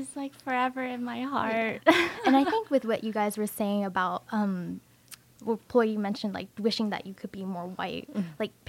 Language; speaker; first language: English; native; English